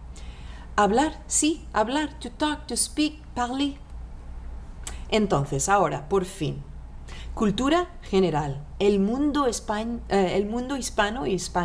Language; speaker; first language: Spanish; non-native, fluent; French